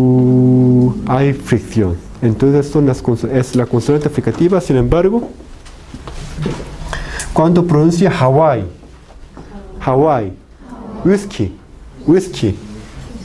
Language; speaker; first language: Spanish; non-native, fluent; Korean